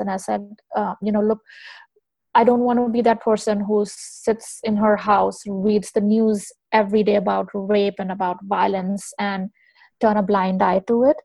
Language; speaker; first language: English; non-native, local second language; Hindi